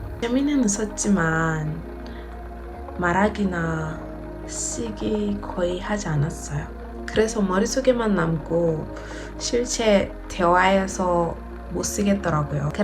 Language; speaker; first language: Korean; non-native, learner; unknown